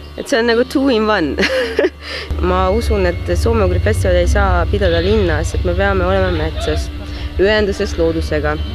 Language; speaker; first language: Estonian; non-native, fluent; Hungarian